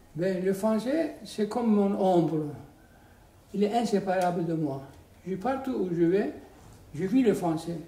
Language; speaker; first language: French; non-native, fluent; Turkish